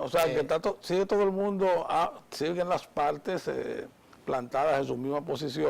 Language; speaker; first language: Spanish; native; Spanish